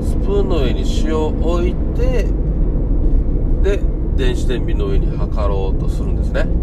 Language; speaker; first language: Japanese; native; Japanese